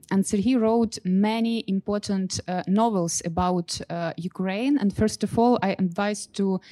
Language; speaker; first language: English; non-native, fluent; Ukrainian